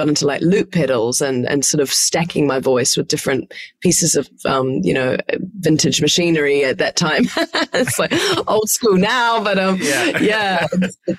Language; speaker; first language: English; native; English